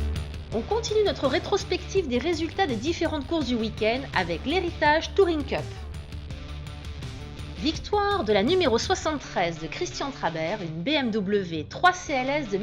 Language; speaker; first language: French; native; French